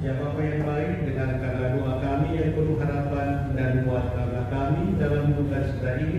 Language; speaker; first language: Indonesian; native; Indonesian